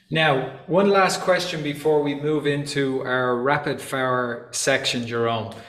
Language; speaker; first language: English; native; English